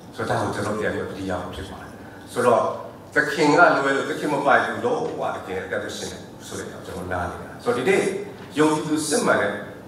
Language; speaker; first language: Burmese; non-native, local second language; S'gaw Karen